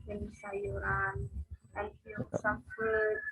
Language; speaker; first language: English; non-native, fluent; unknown